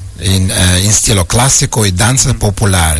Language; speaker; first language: Portuguese; non-native, learner; Ukrainian